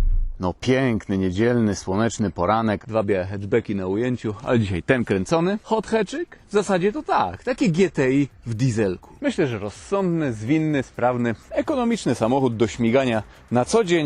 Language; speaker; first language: Polish; native; Polish